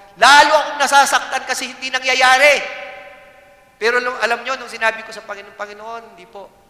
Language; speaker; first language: Filipino; non-native, local second language; Cebuano